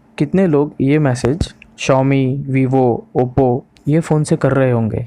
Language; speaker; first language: Hindi; non-native, local second language; Marathi